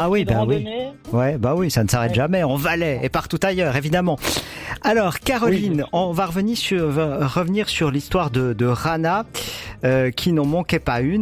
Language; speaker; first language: French; native; French